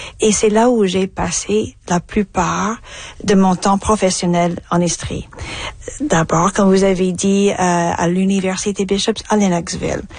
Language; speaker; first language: French; non-native, fluent; English